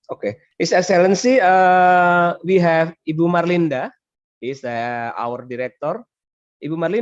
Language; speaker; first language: English; non-native, learner; Indonesian